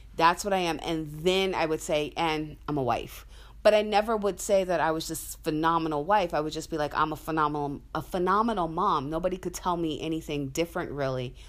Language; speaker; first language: English; native; English